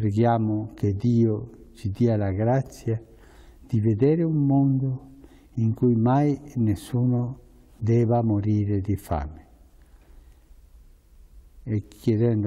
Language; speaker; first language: Italian; non-native, fluent; Spanish